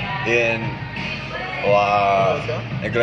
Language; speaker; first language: Spanish; non-native, learner; English